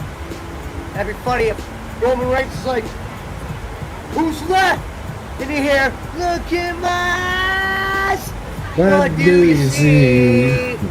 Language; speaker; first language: English; native; English